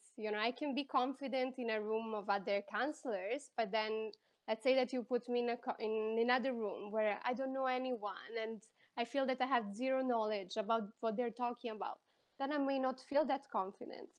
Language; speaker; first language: English; non-native, fluent; Italian